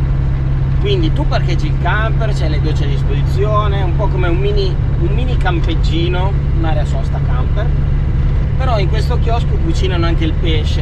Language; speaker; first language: Italian; native; Italian